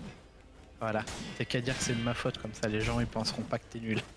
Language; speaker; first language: French; native; French